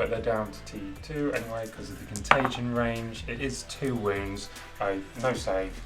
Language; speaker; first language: English; native; English